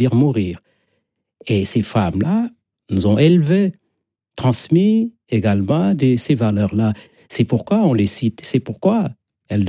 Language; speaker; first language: French; non-native, local second language; Wolof